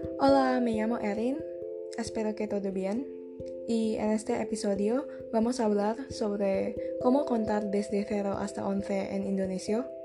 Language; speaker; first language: Spanish; non-native, fluent; Indonesian